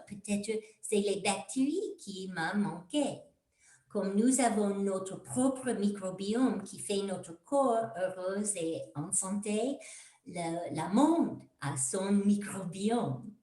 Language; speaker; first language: French; non-native, fluent; English